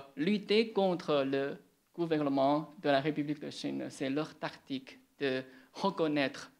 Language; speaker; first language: French; non-native, fluent; Chinese